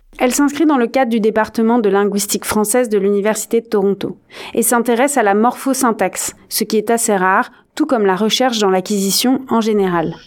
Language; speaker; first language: French; native; French